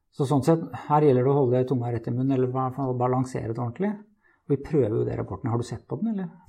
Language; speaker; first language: Norwegian; native; Norwegian